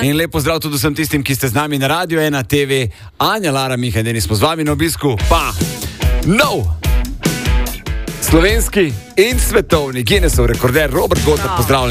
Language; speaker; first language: Slovenian; native; Slovenian